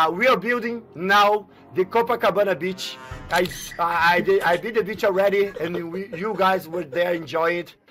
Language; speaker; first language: English; non-native, fluent; Portuguese